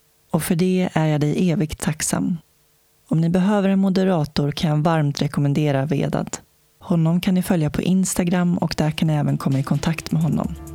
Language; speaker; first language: Swedish; native; Swedish